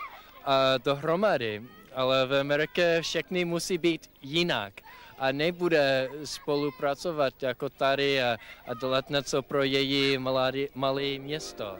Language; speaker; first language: Czech; non-native, learner; English